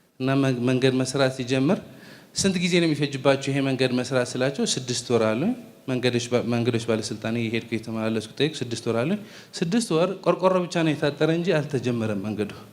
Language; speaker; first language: Amharic; non-native, fluent; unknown